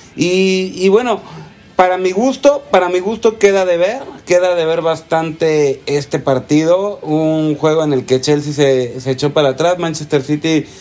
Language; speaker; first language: Spanish; native; Spanish